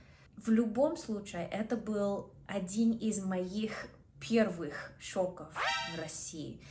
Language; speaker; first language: Russian; non-native, fluent; English